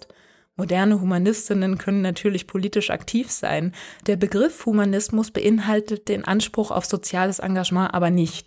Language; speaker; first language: German; native; German